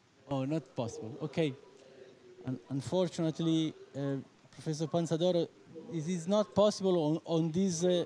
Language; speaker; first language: English; non-native, fluent; Italian